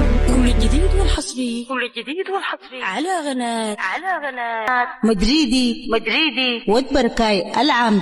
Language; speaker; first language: Arabic; native; Arabic